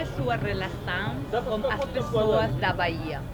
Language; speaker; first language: Portuguese; non-native, fluent; Spanish